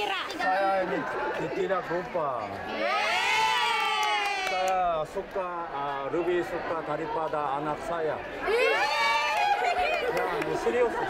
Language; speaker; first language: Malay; non-native, learner; Korean